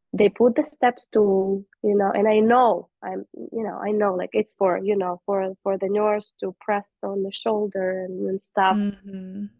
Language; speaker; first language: English; non-native, fluent; Russian